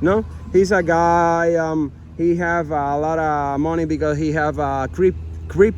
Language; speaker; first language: English; non-native, learner; Spanish